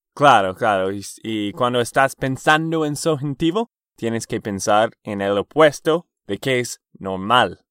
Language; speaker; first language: Spanish; non-native, fluent; English